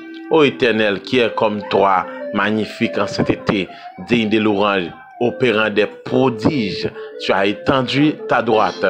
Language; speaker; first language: French; non-native, local second language; Haitian Creole